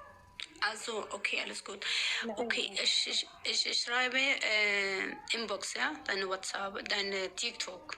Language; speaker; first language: German; non-native, learner; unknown